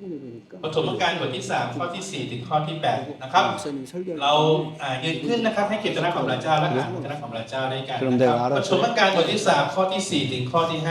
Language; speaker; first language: Thai; native; Thai